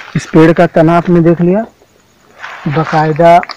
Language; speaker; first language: Hindi; native; Hindi